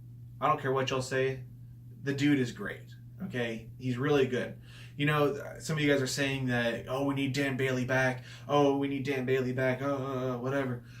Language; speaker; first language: English; native; English